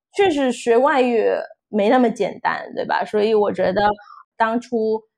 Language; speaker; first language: Chinese; non-native, fluent; Min Nan Chinese